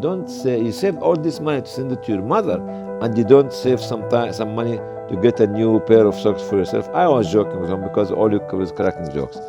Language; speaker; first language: English; non-native, fluent; Arabic